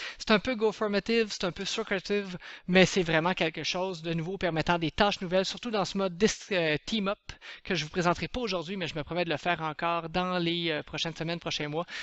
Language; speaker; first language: French; native; French